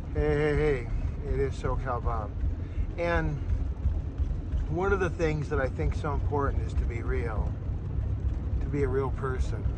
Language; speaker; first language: English; native; English